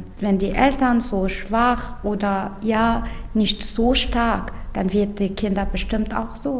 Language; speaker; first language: German; non-native, learner; Arabic